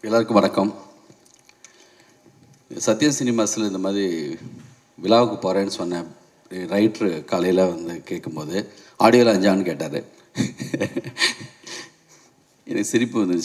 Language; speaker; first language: Tamil; native; Tamil